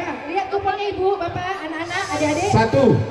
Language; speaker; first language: Malay; native; Malay